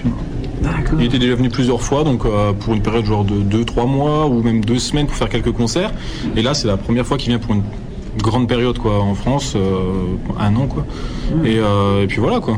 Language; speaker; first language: French; native; French